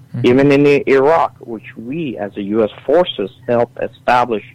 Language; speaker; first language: English; early bilingual, other home language; Assyrian Neo-Aramaic